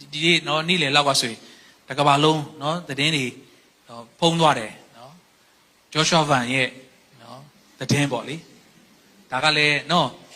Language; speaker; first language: Burmese; non-native, local second language; Hakha Chin